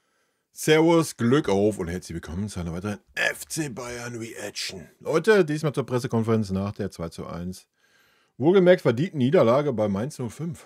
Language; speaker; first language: German; native; German